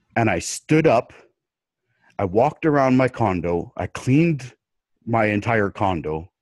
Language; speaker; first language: English; native; English